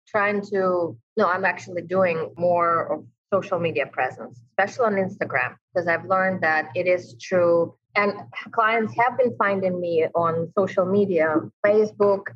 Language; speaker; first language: English; non-native, fluent; Ukrainian